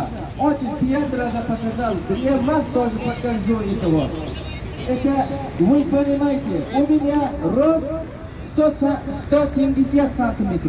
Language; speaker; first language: Russian; non-native, learner; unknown